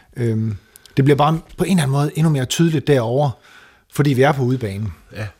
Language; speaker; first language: Danish; native; Danish